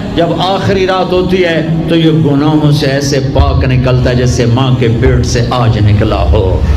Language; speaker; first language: Urdu; non-native, local second language; Punjabi